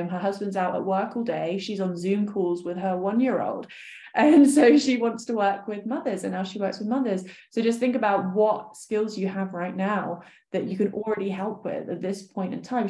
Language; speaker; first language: English; native; English